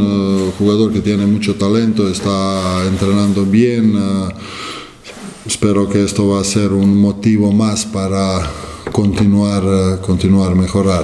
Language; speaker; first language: Spanish; non-native, fluent; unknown